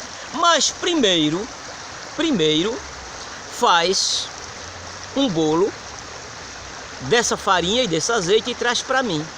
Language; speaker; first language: Portuguese; native; Portuguese